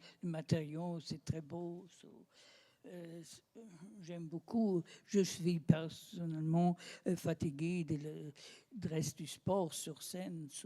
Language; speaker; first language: French; non-native, learner; German